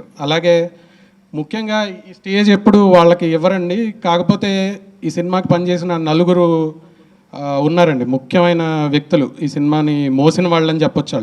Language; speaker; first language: Telugu; native; Telugu